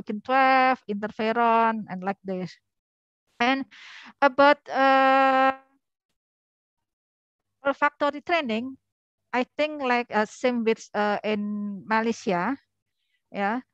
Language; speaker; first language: English; non-native, learner; Indonesian